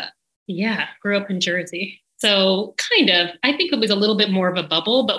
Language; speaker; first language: English; native; English